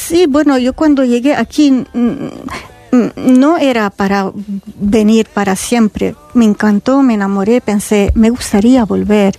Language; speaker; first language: Spanish; non-native, fluent; Arabic